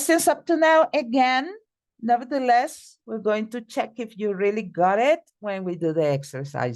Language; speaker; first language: English; non-native, fluent; Spanish